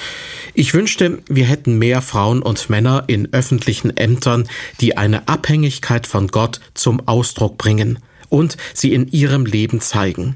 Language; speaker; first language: German; native; German